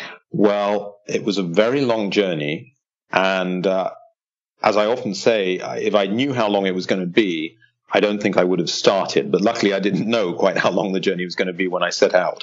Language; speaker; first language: English; native; English